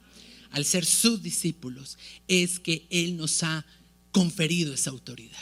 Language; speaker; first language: Spanish; native; Spanish